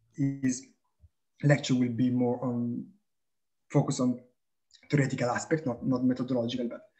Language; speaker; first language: English; non-native, fluent; Italian